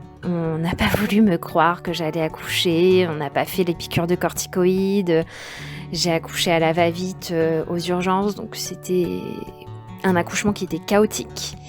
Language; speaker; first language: French; native; French